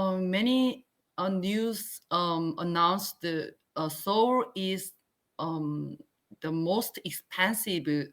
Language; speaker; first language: English; non-native, learner; Korean